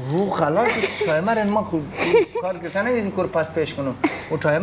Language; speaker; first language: Persian; native; Persian